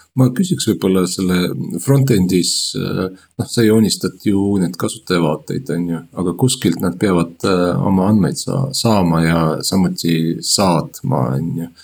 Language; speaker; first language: Estonian; non-native, local second language; Russian